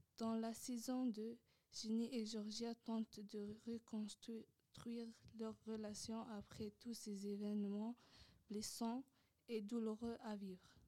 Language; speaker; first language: French; non-native, local second language; Arabic